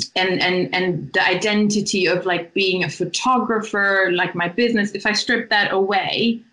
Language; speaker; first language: English; non-native, fluent; German